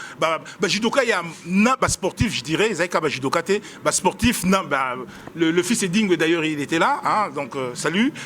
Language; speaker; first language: French; non-native, local second language; Lingala